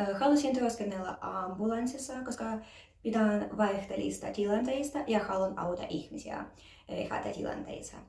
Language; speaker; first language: Finnish; non-native, learner; Ukrainian